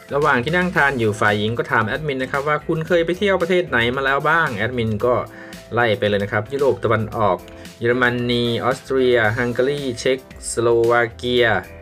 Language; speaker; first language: Thai; native; Thai